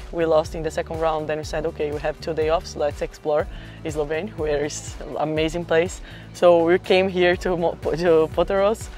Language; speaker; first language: English; non-native, fluent; Portuguese